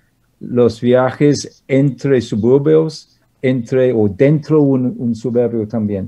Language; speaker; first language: Spanish; non-native, fluent; English